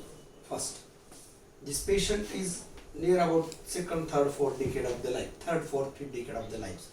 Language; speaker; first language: English; non-native, local second language; Marathi